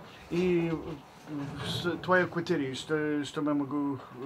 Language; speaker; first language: Russian; non-native, learner; English